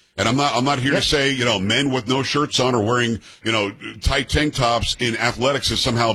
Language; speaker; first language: English; native; English